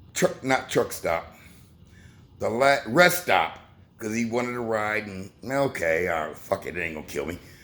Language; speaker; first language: English; native; English